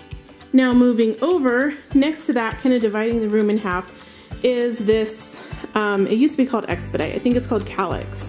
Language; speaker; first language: English; native; English